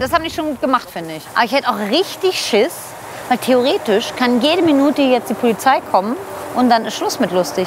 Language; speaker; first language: German; native; German